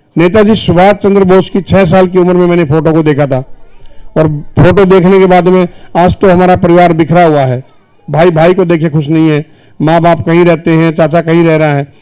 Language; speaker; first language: Hindi; native; Hindi